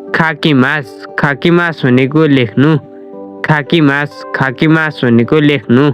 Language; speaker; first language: Nepali; native; Nepali